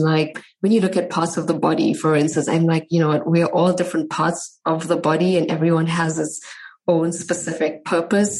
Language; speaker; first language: English; native; English